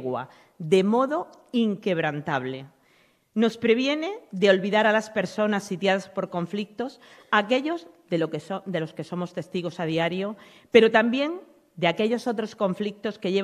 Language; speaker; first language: Spanish; native; Spanish